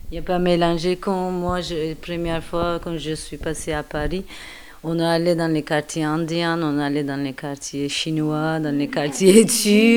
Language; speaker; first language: French; non-native, fluent; Turkish